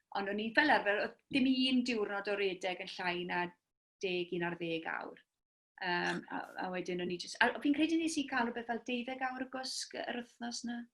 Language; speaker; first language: Welsh; native; Welsh